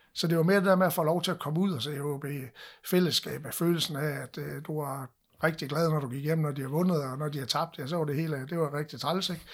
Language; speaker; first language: Danish; native; Danish